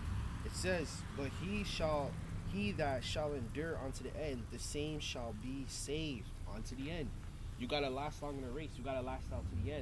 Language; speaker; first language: English; native; English